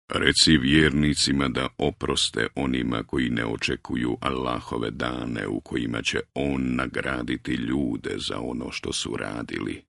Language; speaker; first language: Croatian; native; Croatian